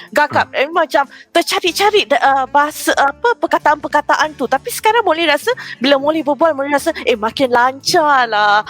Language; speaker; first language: Malay; native; Malay